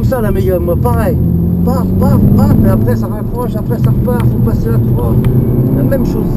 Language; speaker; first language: French; native; French